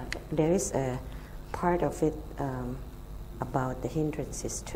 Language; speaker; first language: English; non-native, fluent; Indonesian